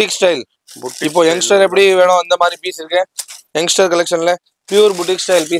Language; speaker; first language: Tamil; non-native, local second language; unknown